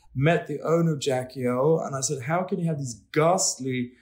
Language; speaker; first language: English; non-native, fluent; Swedish